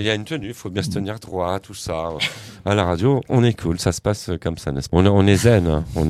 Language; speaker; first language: French; native; French